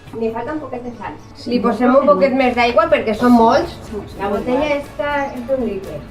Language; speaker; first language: Catalan; non-native, local second language; Spanish